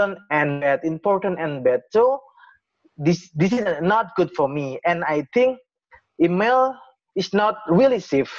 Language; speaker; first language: English; non-native, learner; Indonesian